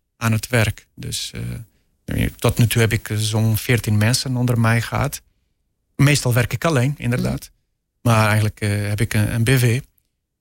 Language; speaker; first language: Dutch; non-native, fluent; Portuguese